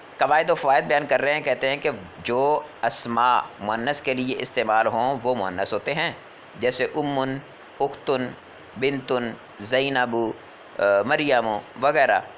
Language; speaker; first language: Urdu; native; Urdu